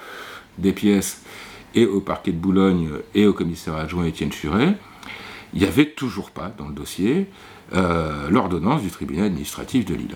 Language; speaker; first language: French; native; French